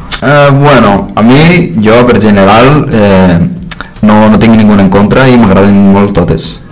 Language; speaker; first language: Catalan; early bilingual, other home language; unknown